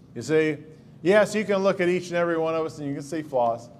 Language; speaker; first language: English; native; English